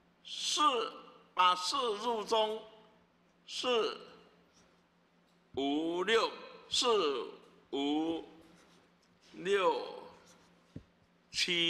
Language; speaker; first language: Chinese; native; Chinese